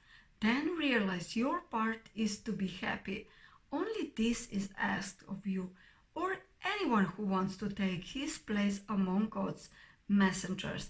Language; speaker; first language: English; non-native, fluent; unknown